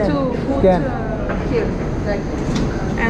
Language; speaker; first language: English; non-native, learner; Russian